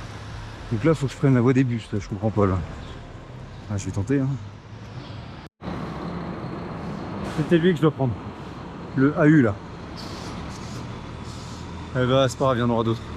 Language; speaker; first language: French; native; French